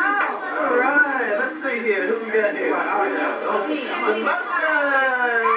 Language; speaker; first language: English; native; English